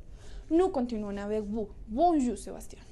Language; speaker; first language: French; non-native, learner; Spanish